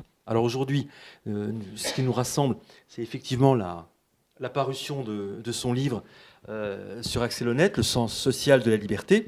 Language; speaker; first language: French; native; French